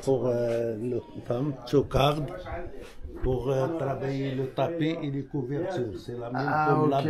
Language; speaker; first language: French; non-native, local second language; Arabic